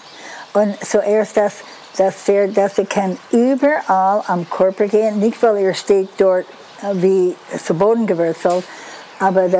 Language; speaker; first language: German; non-native, fluent; English